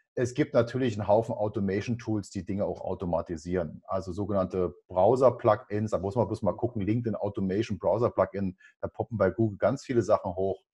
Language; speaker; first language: German; native; German